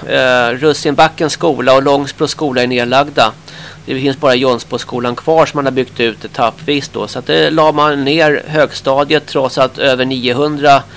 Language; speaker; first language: Swedish; native; Swedish